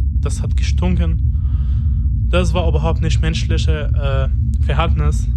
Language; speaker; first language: German; non-native, fluent; Arabic